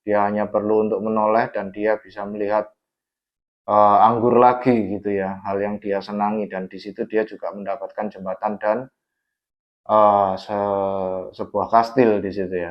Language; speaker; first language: Indonesian; native; Indonesian